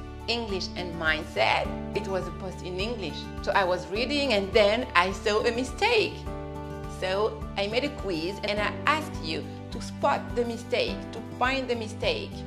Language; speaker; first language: English; non-native, fluent; French